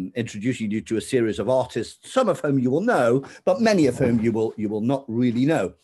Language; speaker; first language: English; native; English